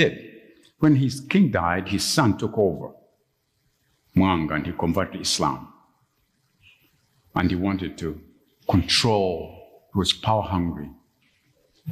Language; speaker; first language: English; non-native, local second language; Ganda